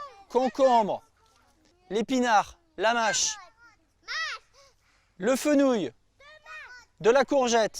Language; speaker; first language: French; native; French